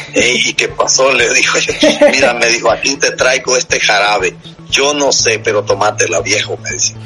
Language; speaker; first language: Spanish; native; Spanish